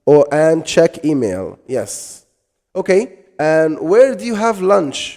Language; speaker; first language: English; non-native, fluent; Arabic